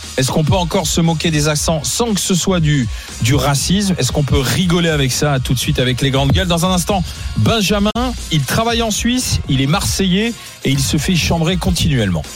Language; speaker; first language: French; native; French